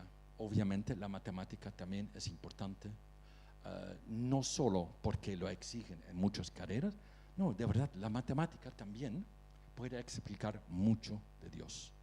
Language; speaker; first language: Spanish; non-native, fluent; Dutch